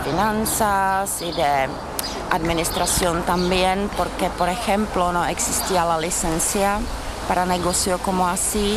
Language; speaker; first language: Spanish; non-native, fluent; Czech